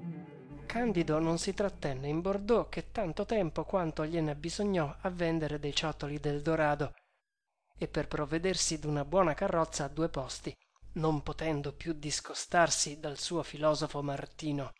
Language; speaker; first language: Italian; native; Italian